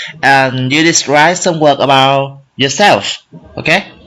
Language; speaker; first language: English; non-native, learner; Vietnamese